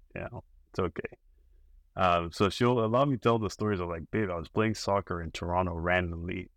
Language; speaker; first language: English; non-native, local second language; Yoruba